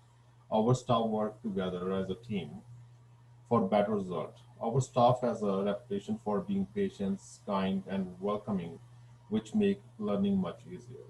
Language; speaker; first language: English; non-native, fluent; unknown